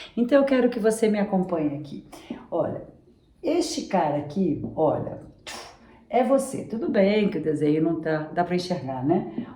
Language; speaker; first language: Portuguese; native; Portuguese